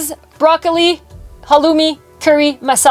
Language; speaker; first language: English; non-native, local second language; French